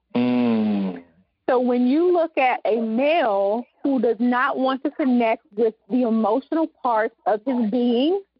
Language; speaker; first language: English; native; English